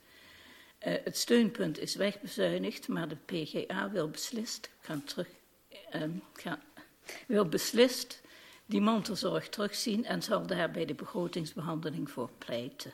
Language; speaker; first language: Dutch; native; Dutch